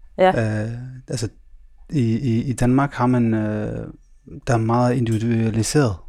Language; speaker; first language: Danish; early bilingual, other home language; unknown